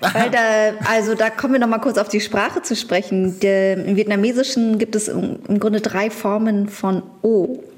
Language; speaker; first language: German; early bilingual, other home language; Vietnamese